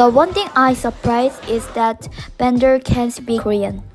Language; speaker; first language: English; non-native, learner; Japanese